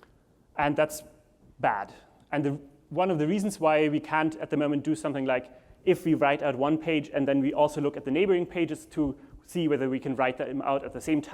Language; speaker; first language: English; non-native, fluent; German